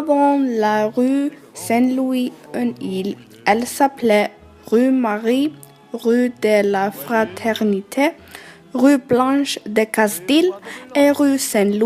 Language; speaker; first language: French; non-native, learner; Icelandic